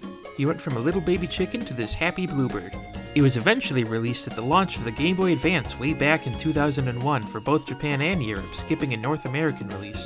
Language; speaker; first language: English; native; English